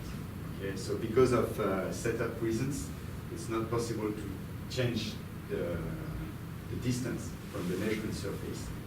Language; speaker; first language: English; non-native, fluent; French